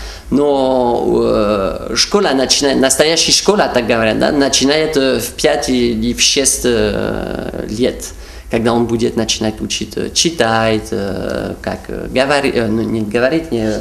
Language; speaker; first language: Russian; non-native, fluent; French